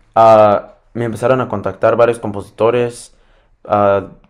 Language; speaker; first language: Spanish; early bilingual, heritage; Spanish